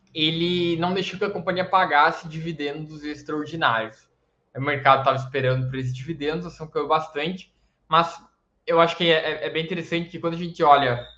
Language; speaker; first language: Portuguese; native; Portuguese